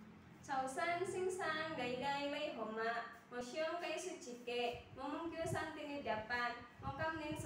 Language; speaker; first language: Cantonese; non-native, learner; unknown